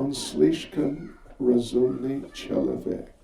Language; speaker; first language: Russian; non-native, learner; English